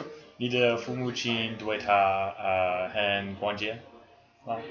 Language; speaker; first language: Chinese; non-native, learner; English